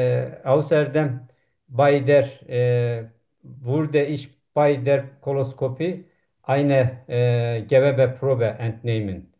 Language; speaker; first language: German; non-native, learner; Turkish